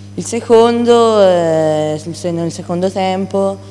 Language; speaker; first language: Italian; native; Italian